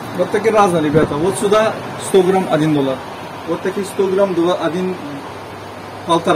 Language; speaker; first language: Russian; non-native, learner; Turkish